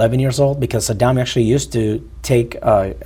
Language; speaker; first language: English; non-native, fluent; Arabic